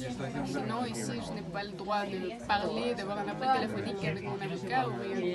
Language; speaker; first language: French; early bilingual, heritage; Spanish